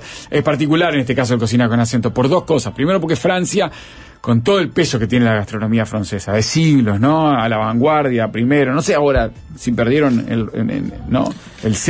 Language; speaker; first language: Spanish; native; Spanish